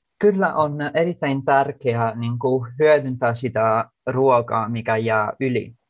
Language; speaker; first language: Finnish; non-native, fluent; Italian